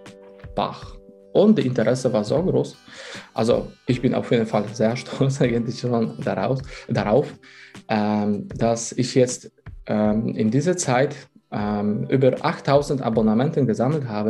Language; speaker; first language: German; non-native, fluent; Polish